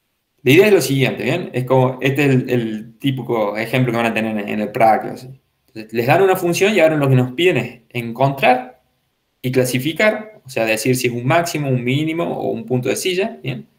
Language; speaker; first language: Spanish; native; Spanish